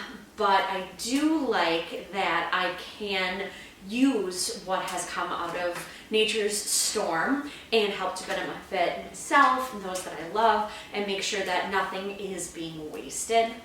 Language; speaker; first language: English; native; English